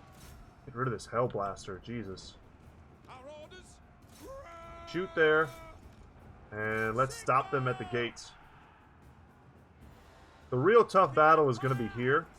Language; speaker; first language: English; native; English